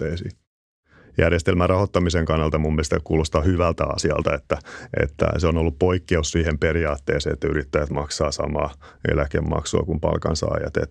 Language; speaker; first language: Finnish; native; Finnish